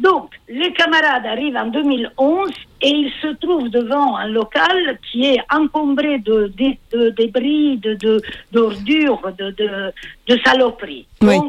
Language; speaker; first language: French; non-native, fluent; Italian